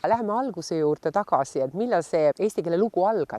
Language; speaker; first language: Estonian; native; Estonian